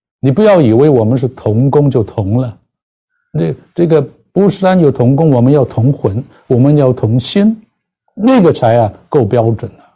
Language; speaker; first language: Chinese; non-native, local second language; Cantonese